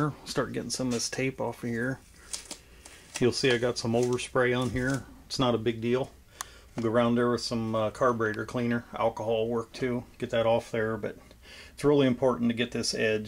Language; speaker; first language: English; native; English